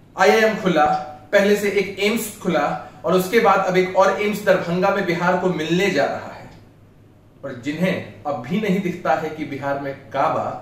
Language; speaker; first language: Hindi; native; Hindi